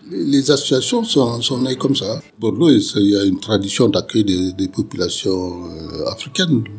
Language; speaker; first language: French; non-native, local second language; Wolof